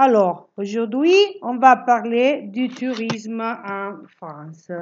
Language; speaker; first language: French; non-native, fluent; Italian